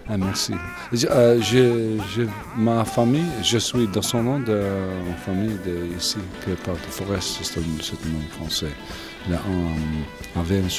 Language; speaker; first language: French; non-native, learner; English